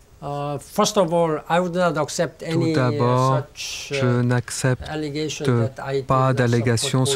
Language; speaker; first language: French; non-native, learner; Korean